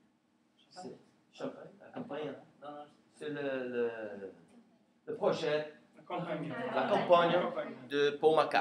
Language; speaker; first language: French; non-native, learner; Portuguese